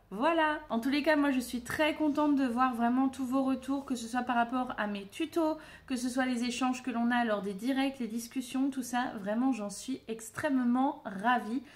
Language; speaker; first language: French; native; French